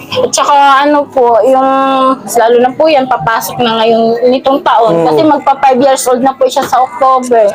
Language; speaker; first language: Filipino; native; Filipino